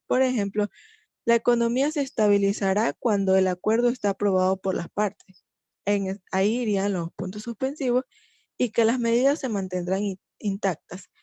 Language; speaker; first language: Spanish; native; Spanish